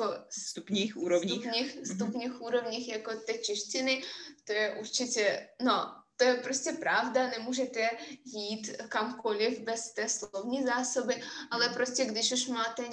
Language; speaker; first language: Czech; non-native, fluent; Russian